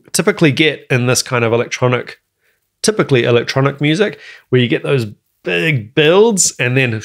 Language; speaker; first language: English; native; English